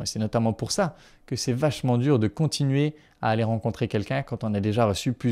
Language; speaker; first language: French; native; French